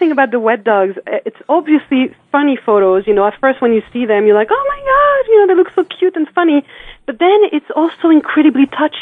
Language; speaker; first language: English; non-native, fluent; French